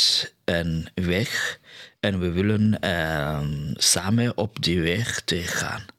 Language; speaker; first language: Dutch; non-native, fluent; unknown